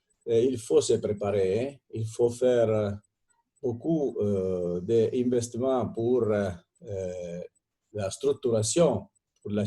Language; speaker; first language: French; non-native, fluent; Italian